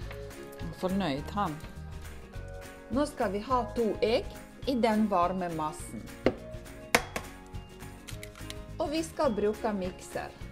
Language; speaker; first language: Norwegian; non-native, learner; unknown